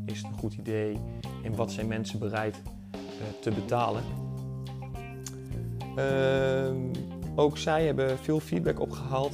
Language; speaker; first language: Dutch; native; Dutch